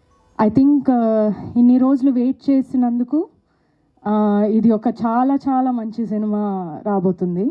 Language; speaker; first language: Telugu; non-native, local second language; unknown